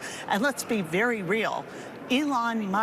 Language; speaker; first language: English; native; English